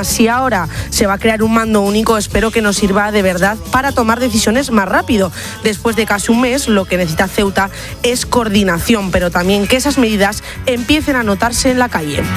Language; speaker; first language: Spanish; native; Spanish